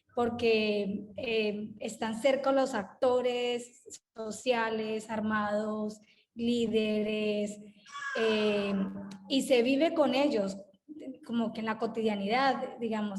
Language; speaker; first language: Spanish; native; Spanish